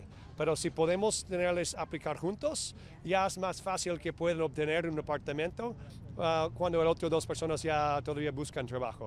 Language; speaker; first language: Spanish; non-native, fluent; English